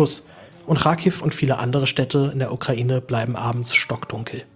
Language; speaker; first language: German; native; German